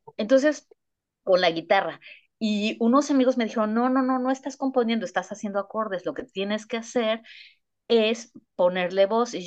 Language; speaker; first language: Spanish; native; Spanish